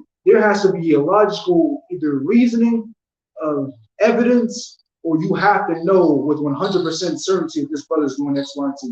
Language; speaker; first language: English; native; English